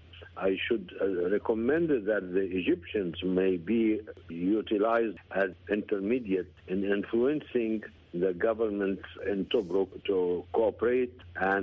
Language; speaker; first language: English; non-native, fluent; Arabic